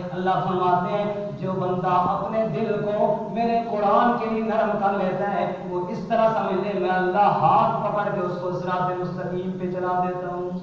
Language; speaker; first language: Urdu; non-native, local second language; Punjabi